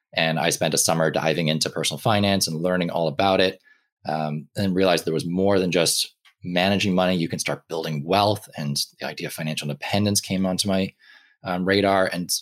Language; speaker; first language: English; native; English